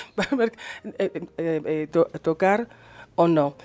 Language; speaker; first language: Spanish; non-native, learner; English